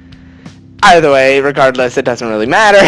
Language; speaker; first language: English; native; English